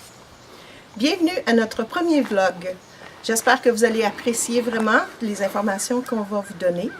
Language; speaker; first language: French; native; French